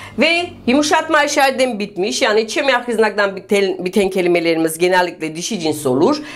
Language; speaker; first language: Turkish; non-native, fluent; Russian